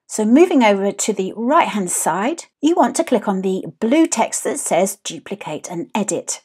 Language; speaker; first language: English; native; English